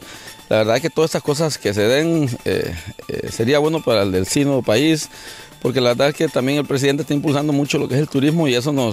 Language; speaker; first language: Spanish; native; Spanish